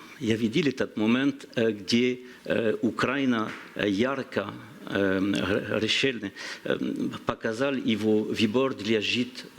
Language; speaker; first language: Russian; non-native, learner; French